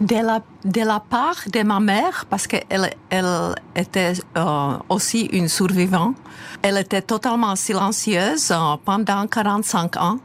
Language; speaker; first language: French; non-native, fluent; Czech